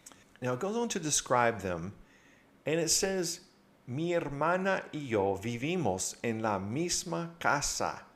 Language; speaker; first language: Spanish; non-native, fluent; English